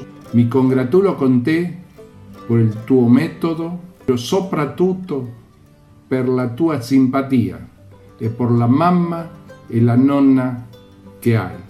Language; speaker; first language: Italian; non-native, learner; Spanish